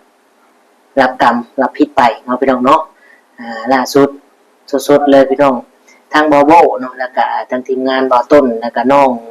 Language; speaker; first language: Thai; non-native, local second language; Northeastern Thai